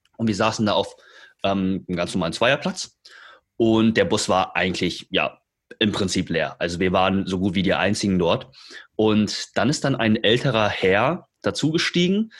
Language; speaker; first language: German; early bilingual, other home language; Chinese